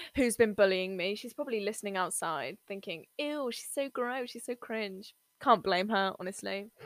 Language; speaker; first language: English; native; English